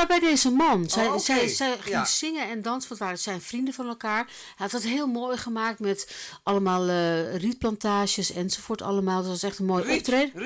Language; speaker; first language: Dutch; native; Dutch